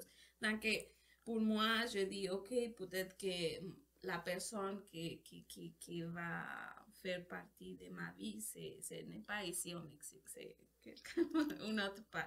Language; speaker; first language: French; non-native, learner; Spanish